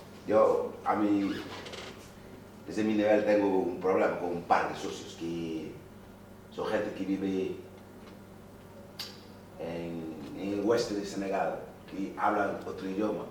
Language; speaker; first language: Spanish; non-native, fluent; Wolof